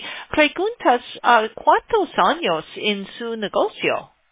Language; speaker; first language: Spanish; non-native, learner; English